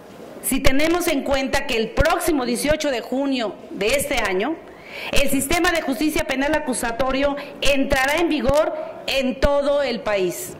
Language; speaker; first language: Spanish; native; Spanish